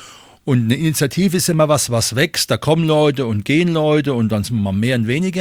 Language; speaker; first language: German; native; German